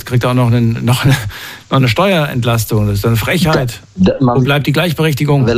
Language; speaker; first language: German; native; German